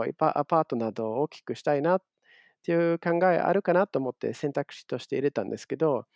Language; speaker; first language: Japanese; non-native, fluent; German